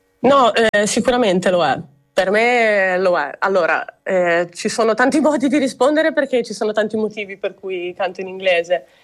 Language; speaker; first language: Italian; native; Italian